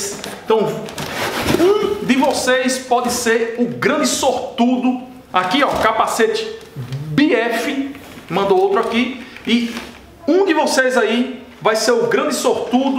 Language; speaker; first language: Portuguese; native; Portuguese